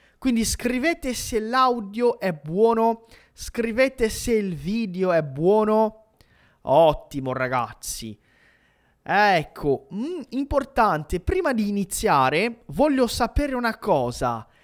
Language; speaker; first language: Italian; non-native, fluent; Portuguese